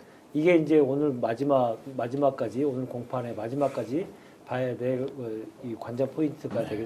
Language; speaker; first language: Korean; native; Korean